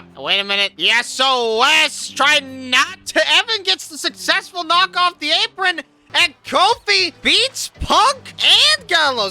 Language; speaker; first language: English; native; English